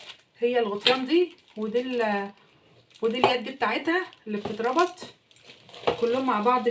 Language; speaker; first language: Arabic; native; Arabic